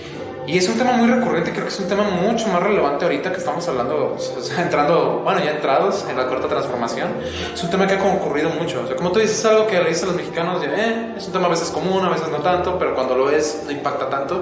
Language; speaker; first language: Spanish; native; Spanish